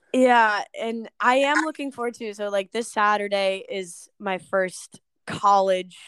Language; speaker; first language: English; native; English